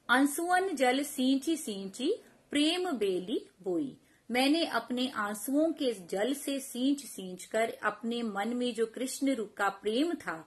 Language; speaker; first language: Hindi; non-native, local second language; Punjabi